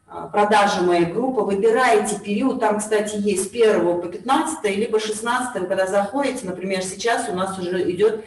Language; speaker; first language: Russian; native; Russian